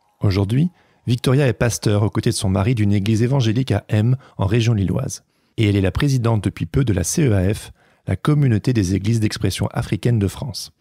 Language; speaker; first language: French; native; French